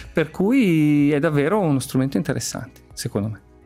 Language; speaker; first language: Italian; native; Italian